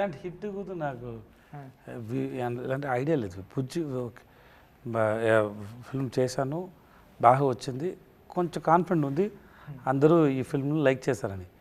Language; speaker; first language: Telugu; non-native, local second language; Tamil